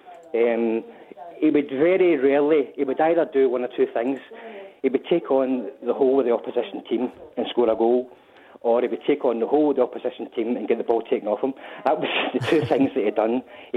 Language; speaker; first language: English; native; English